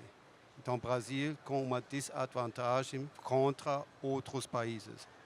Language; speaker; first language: Portuguese; non-native, fluent; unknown